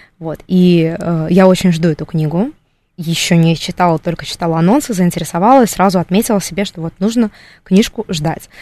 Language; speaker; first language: Russian; native; Russian